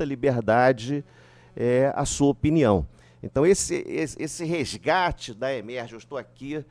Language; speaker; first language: Portuguese; native; Portuguese